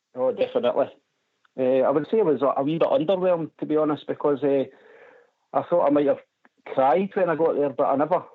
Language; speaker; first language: English; native; English